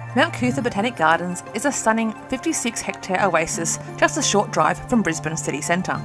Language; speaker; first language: English; native; English